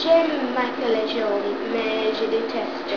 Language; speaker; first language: French; non-native, learner; English